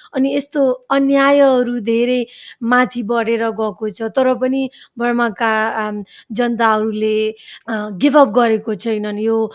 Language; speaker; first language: Nepali; early bilingual, heritage; Nepali